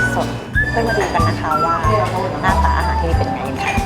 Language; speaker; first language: Thai; native; Thai